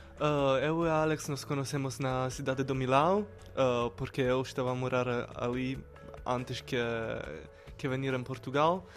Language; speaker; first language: Portuguese; non-native, learner; Italian